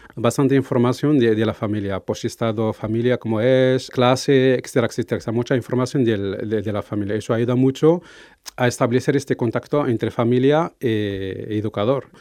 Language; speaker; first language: Spanish; non-native, fluent; Arabic